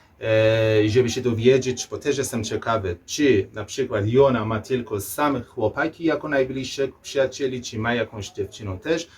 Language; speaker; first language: Polish; non-native, learner; Persian